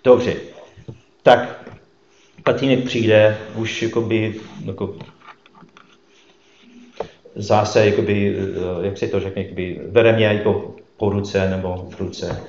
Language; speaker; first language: Czech; non-native, fluent; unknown